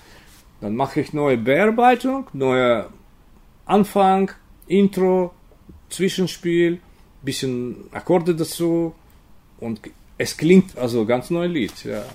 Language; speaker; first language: German; non-native, learner; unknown